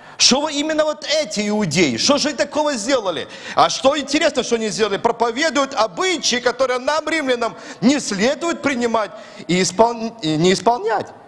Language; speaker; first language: Russian; native; Russian